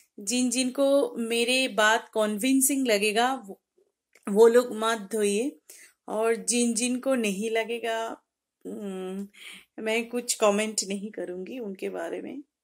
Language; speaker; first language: Hindi; non-native, local second language; Bangla